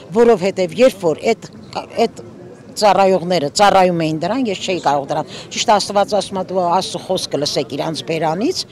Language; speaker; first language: Armenian; native; Armenian